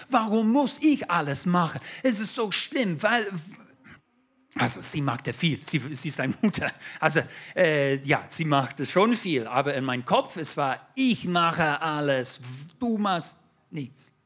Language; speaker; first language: German; non-native, fluent; English